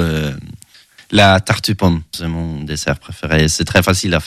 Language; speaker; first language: French; non-native, learner; Swedish